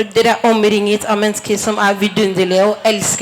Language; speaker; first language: Swedish; non-native, fluent; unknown